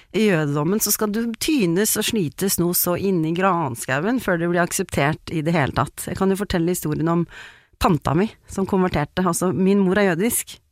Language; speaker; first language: Norwegian; native; Norwegian